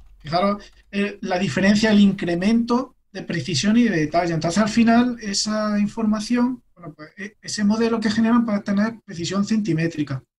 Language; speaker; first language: Spanish; native; Spanish